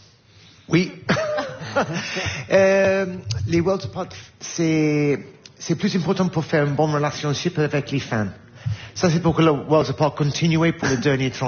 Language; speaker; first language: French; non-native, learner; English